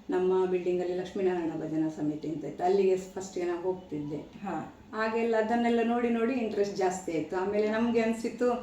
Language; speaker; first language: Kannada; non-native, local second language; Tulu